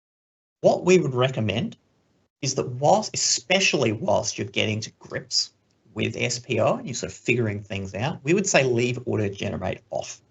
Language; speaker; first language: English; native; English